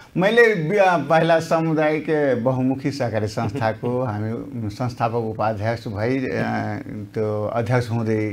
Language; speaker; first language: Nepali; non-native, local second language; Maithili